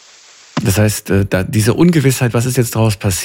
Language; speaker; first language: German; native; German